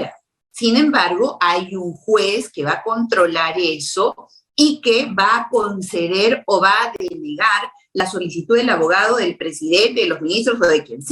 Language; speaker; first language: Spanish; native; Spanish